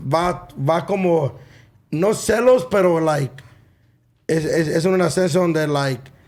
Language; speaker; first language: Spanish; early bilingual, other home language; English